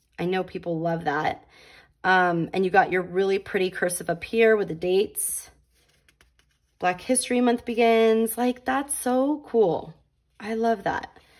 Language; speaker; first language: English; native; English